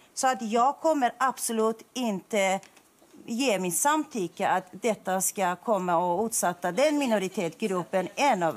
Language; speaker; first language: Swedish; non-native, fluent; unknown